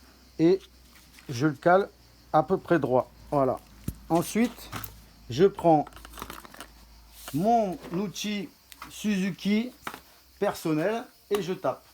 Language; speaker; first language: French; native; French